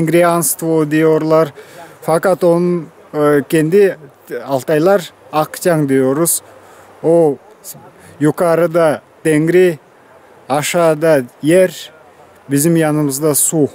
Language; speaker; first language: Turkish; non-native, learner; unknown